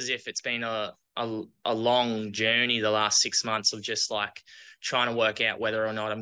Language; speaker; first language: English; native; English